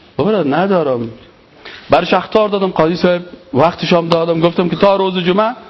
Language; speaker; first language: Persian; native; Persian